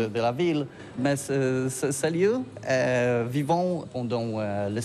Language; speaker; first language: French; non-native, learner; Polish